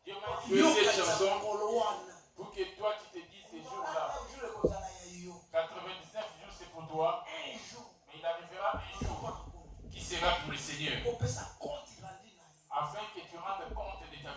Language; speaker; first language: French; non-native, local second language; Lingala